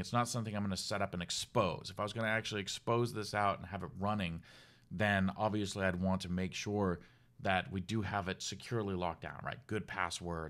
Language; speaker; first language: English; native; English